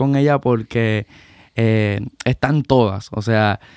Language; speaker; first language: Spanish; native; Spanish